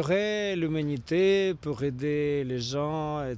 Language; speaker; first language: French; non-native, learner; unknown